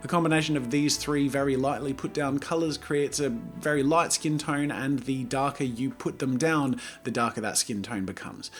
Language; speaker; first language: English; native; English